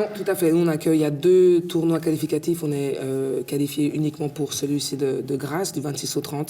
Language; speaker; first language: French; native; French